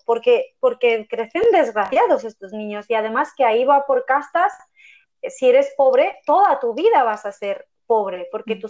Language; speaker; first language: Spanish; non-native, fluent; Armenian